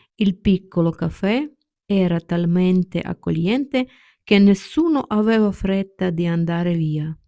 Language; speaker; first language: Italian; non-native, learner; Ukrainian